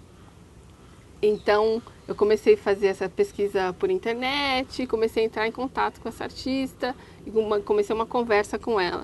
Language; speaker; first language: Portuguese; native; Portuguese